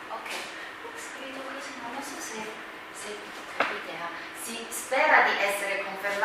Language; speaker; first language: Italian; non-native, fluent; Chinese